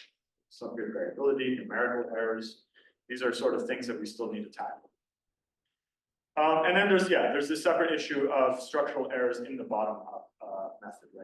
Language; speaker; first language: English; native; English